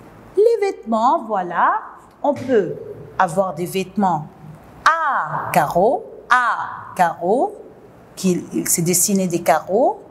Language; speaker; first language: French; non-native, local second language; Arabic